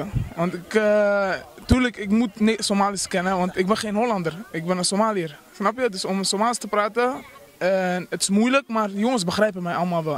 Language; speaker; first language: Dutch; early bilingual, other home language; Somali